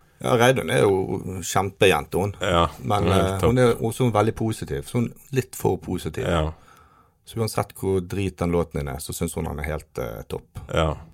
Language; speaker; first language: Norwegian; native; Norwegian